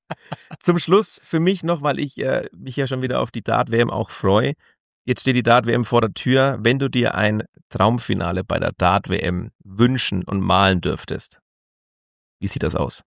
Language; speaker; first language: German; native; German